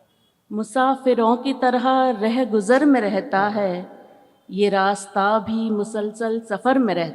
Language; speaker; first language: Hindi; native; Hindi